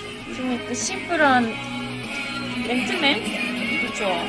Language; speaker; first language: Korean; non-native, fluent; Japanese